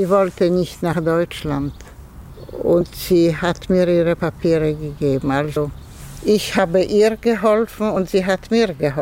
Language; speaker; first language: German; non-native, fluent; Polish